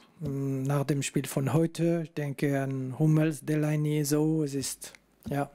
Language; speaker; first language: German; non-native, local second language; French